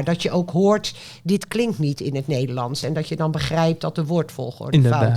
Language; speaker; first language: Dutch; non-native, fluent; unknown